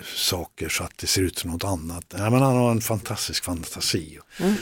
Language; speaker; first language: Swedish; native; Swedish